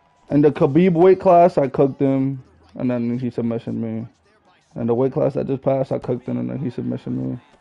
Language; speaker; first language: English; early bilingual, other home language; Spanish